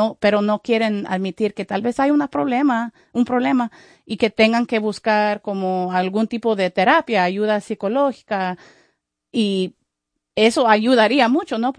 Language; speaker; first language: Spanish; non-native, fluent; English